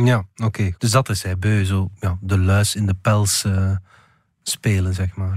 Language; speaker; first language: Dutch; native; Dutch